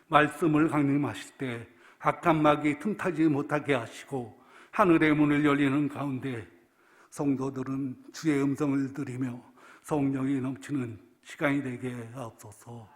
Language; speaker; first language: Korean; native; Korean